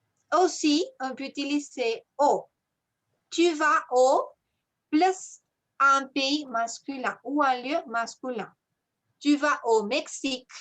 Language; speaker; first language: French; non-native, fluent; Spanish